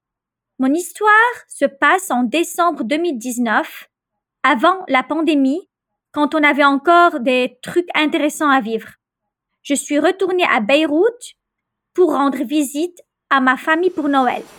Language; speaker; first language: French; non-native, local second language; Arabic